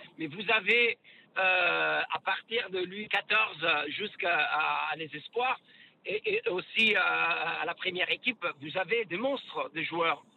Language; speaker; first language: French; non-native, fluent; Italian